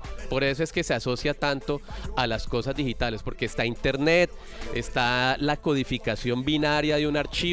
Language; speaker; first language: Spanish; native; Spanish